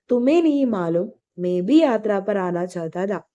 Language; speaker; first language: Hindi; non-native, local second language; Malayalam